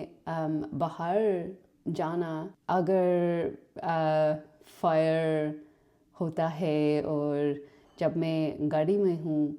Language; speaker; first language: Hindi; non-native, learner; English